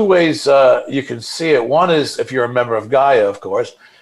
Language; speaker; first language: English; native; English